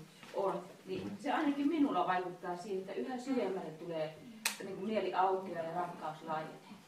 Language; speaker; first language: Finnish; native; Finnish